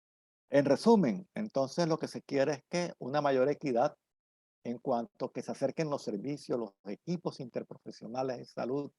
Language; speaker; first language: Spanish; native; Spanish